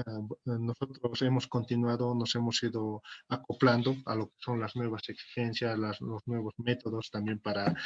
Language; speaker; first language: Spanish; native; Spanish